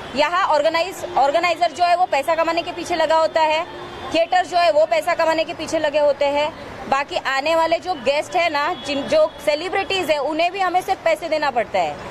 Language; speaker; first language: Hindi; non-native, local second language; Marathi